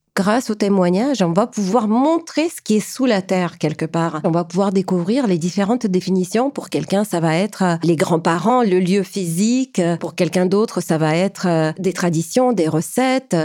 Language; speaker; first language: French; non-native, fluent; Ukrainian